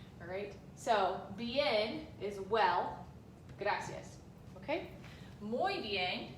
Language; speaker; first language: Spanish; non-native, fluent; English